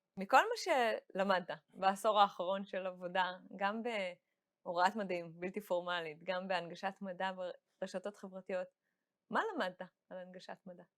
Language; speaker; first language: Hebrew; native; Hebrew